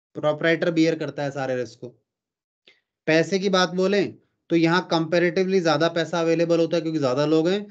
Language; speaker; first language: Hindi; native; Hindi